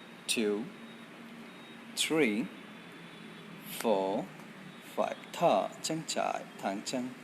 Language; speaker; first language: Vietnamese; non-native, learner; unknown